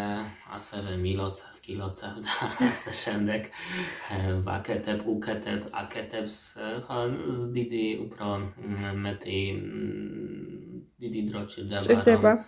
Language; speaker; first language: Georgian; non-native, learner; Polish